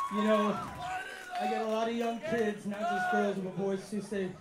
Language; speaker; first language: English; early bilingual, other home language; Spanish